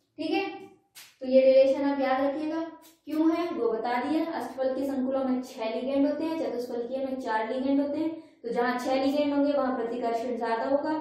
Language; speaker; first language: Hindi; native; Hindi